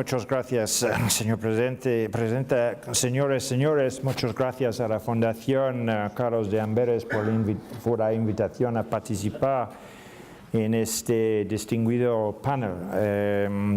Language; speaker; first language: Spanish; non-native, learner; English